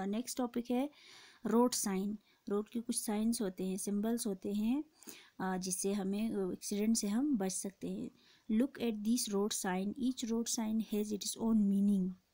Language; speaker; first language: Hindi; non-native, local second language; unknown